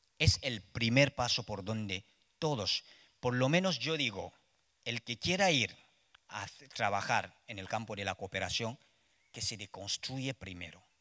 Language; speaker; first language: Spanish; non-native, fluent; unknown